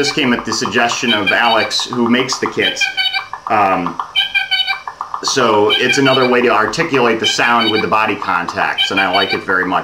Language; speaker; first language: English; native; English